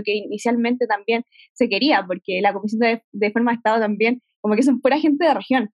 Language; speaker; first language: Spanish; native; Spanish